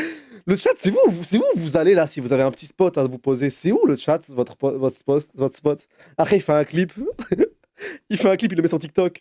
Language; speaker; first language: French; native; French